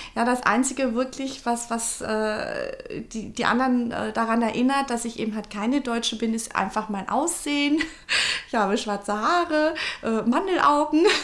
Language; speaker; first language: German; early bilingual, other home language; Vietnamese